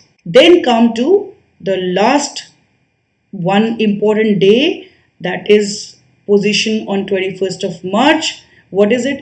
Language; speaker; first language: English; non-native, local second language; Hindi